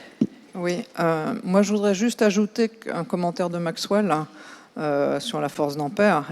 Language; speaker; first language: French; native; French